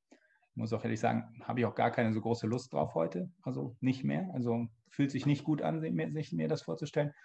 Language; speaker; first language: German; native; German